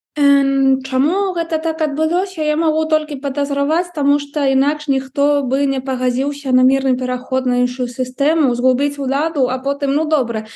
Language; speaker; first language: Belarusian; non-native, fluent; Spanish